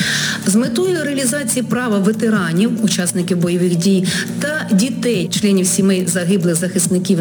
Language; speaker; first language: Ukrainian; native; Ukrainian